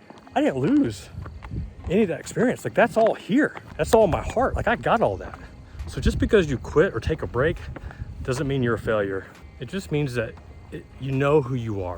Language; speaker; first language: English; native; English